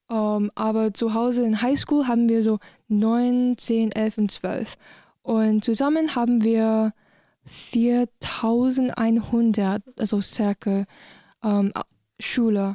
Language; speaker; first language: German; non-native, learner; English